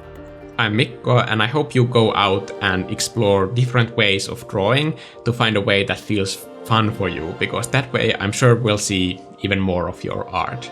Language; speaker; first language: English; non-native, fluent; Finnish